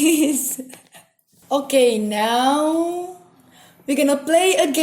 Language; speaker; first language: English; non-native, fluent; Indonesian